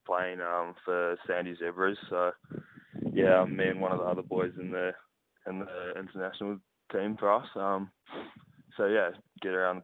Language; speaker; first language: English; native; English